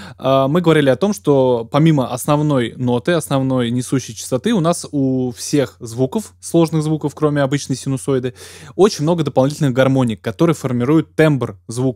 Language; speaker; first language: Russian; native; Russian